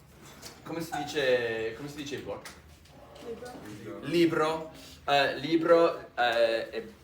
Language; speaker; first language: Italian; non-native, fluent; English